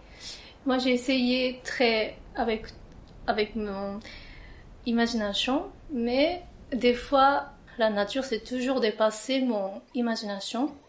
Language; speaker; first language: French; non-native, fluent; Japanese